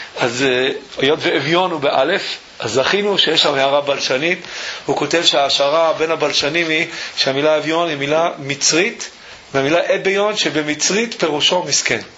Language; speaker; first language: Hebrew; early bilingual, other home language; English